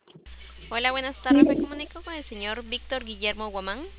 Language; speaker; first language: Spanish; native; Spanish